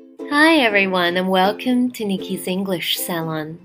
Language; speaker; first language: English; non-native, fluent; Chinese